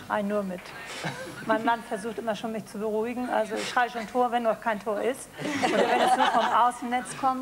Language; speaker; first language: German; native; German